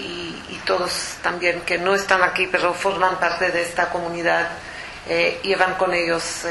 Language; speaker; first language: Spanish; non-native, fluent; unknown